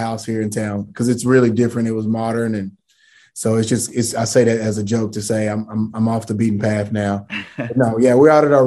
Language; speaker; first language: English; native; English